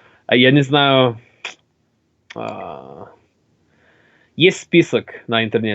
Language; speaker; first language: Russian; non-native, learner; English